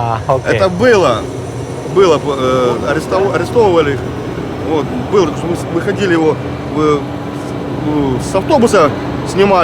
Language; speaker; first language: Russian; native; Russian